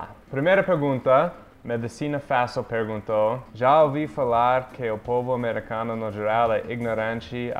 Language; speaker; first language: Portuguese; non-native, fluent; English